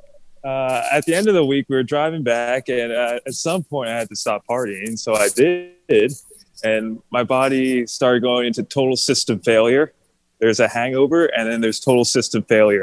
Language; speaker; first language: English; native; English